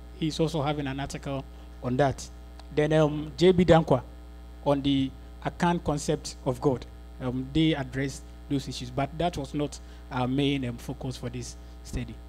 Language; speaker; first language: English; non-native, local second language; Akan